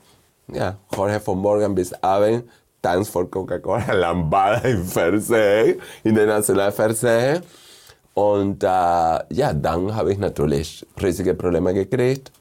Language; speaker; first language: German; non-native, fluent; Spanish